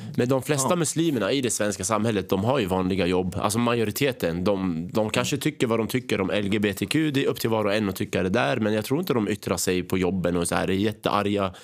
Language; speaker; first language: Swedish; early bilingual, other home language; Arabic